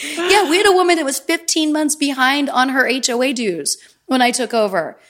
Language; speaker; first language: English; native; English